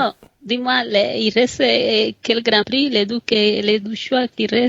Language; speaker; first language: French; non-native, fluent; Spanish